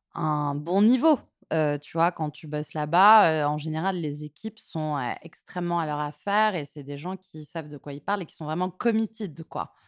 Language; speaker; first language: French; native; French